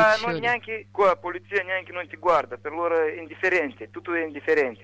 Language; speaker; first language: Italian; non-native, fluent; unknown